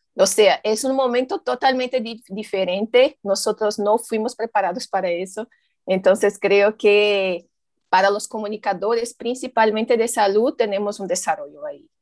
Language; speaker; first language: Spanish; non-native, fluent; Portuguese